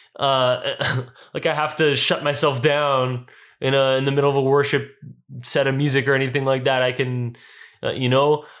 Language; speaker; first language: English; native; English